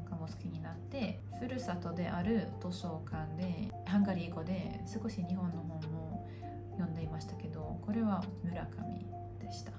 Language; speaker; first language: Japanese; non-native, fluent; Hungarian